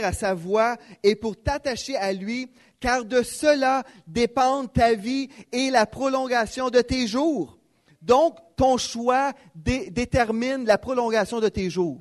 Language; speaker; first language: French; native; French